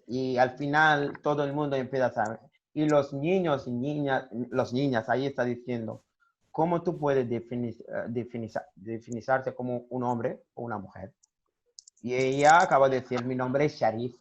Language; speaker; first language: Spanish; non-native, learner; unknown